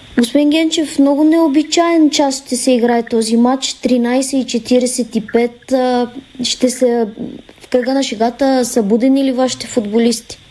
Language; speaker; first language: Bulgarian; native; Bulgarian